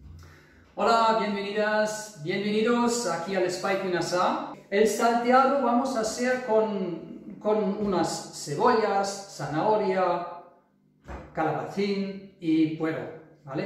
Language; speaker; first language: Spanish; non-native, fluent; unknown